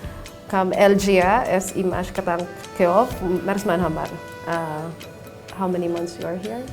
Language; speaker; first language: Armenian; non-native, learner; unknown